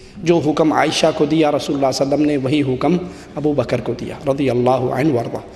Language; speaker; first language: Urdu; non-native, local second language; Punjabi